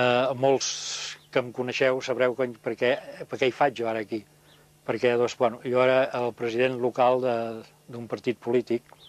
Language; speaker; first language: Catalan; native; Catalan